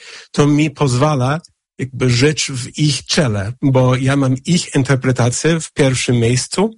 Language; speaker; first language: Polish; non-native, fluent; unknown